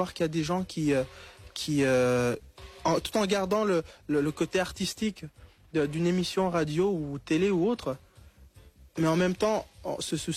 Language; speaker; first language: French; non-native, local second language; Kinyarwanda